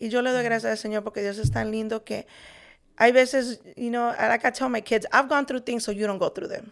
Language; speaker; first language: English; early bilingual, other home language; Spanish